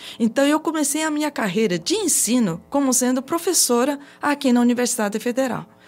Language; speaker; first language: Portuguese; early bilingual, other home language; Japanese